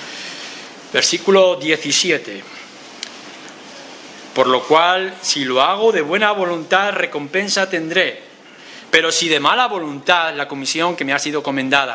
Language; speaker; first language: Spanish; native; Spanish